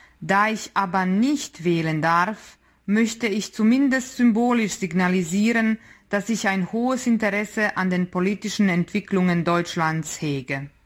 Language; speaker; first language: German; non-native, fluent; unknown